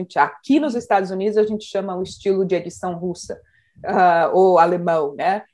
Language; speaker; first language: Portuguese; native; Portuguese